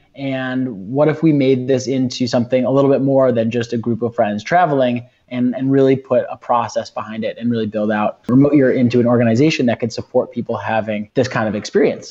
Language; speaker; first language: English; native; English